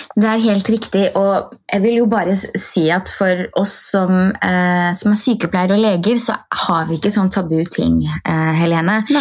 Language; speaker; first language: Norwegian; early bilingual, other home language; Arabic